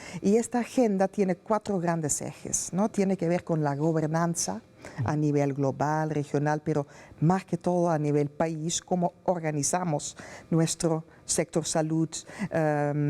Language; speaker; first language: Spanish; non-native, fluent; Dutch